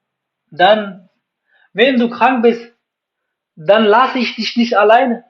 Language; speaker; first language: German; non-native, fluent; Pashto